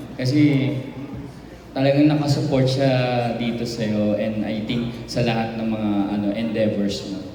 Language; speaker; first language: Filipino; native; Filipino